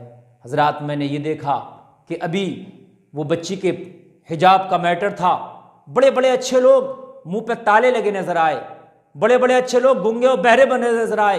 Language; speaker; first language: Urdu; native; Urdu